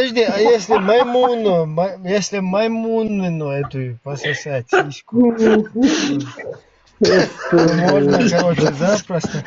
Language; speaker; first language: Russian; native; Russian